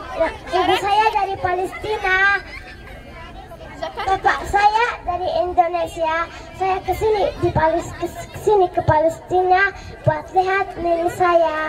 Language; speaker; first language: Indonesian; early bilingual, heritage; Indonesian